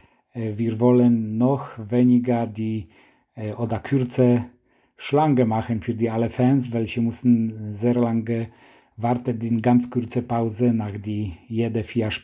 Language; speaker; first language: German; non-native, learner; Polish